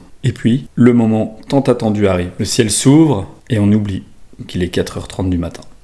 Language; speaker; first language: French; native; French